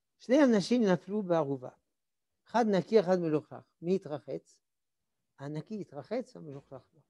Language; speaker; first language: Hebrew; non-native, fluent; French